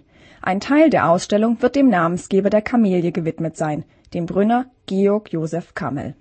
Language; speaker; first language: German; native; German